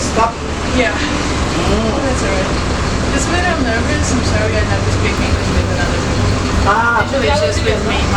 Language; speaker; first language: English; non-native, learner; Portuguese